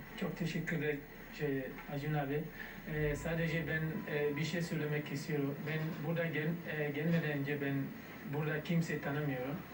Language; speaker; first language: Turkish; non-native, learner; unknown